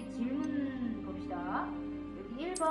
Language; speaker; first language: Korean; non-native, fluent; Indonesian